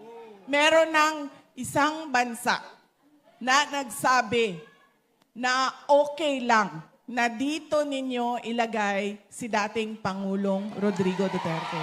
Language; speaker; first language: Filipino; non-native, local second language; Cebuano